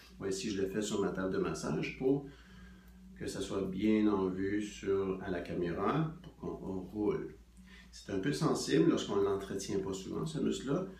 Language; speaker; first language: French; native; French